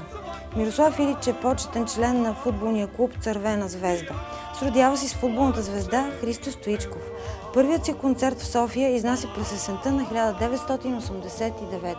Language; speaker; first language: Bulgarian; native; Bulgarian